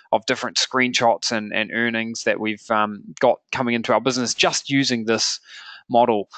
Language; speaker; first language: English; native; English